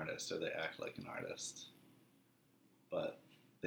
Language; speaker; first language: English; native; English